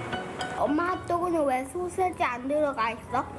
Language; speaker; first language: Korean; early bilingual, other home language; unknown